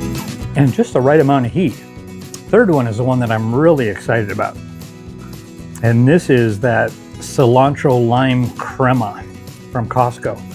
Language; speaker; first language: English; native; English